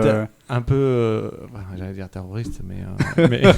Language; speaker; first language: French; native; French